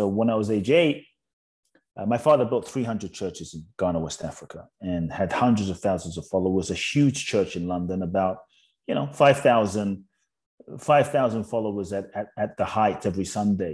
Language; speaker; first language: English; native; English